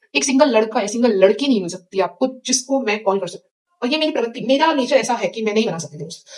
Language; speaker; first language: Hindi; native; Hindi